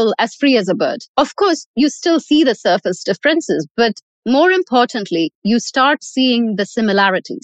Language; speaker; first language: English; non-native, local second language; Malayalam